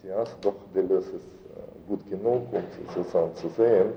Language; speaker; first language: German; non-native, fluent; Russian